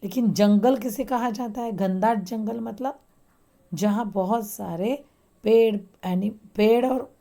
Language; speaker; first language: Hindi; non-native, local second language; Marathi